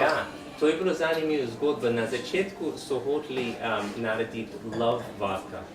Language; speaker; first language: Slovenian; non-native, learner; English